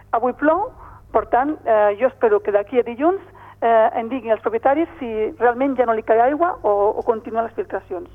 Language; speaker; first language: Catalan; non-native, local second language; Spanish